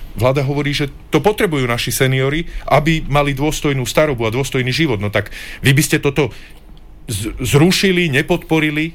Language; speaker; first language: Slovak; native; Slovak